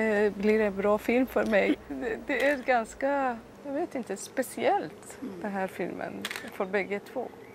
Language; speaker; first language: Swedish; non-native, fluent; Persian